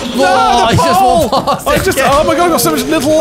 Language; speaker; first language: English; native; English